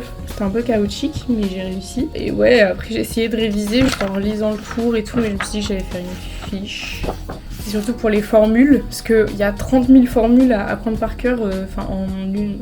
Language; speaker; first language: French; native; French